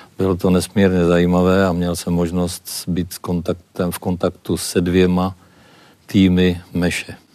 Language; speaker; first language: Czech; native; Czech